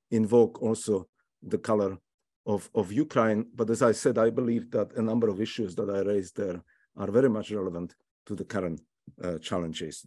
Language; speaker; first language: English; non-native, fluent; Slovak